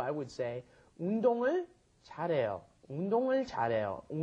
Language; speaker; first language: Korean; non-native, fluent; English